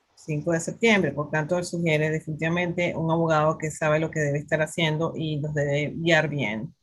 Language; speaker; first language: Spanish; native; Spanish